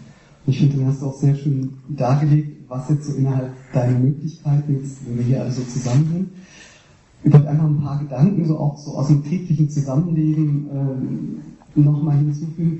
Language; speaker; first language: German; native; German